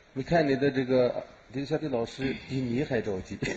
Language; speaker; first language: Chinese; non-native, local second language; Uyghur